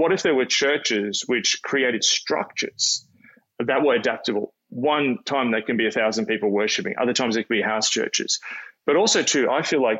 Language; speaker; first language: English; native; English